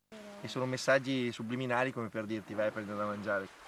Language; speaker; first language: Italian; native; Italian